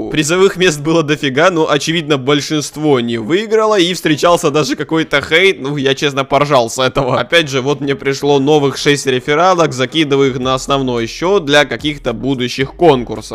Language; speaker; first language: Russian; native; Russian